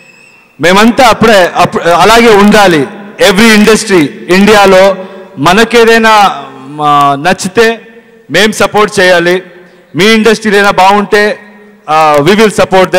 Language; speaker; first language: Telugu; non-native, learner; Kannada